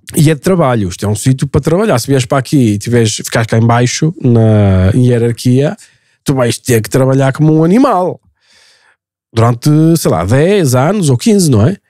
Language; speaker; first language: Portuguese; native; Portuguese